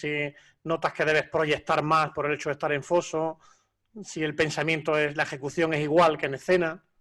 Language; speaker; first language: Spanish; native; Spanish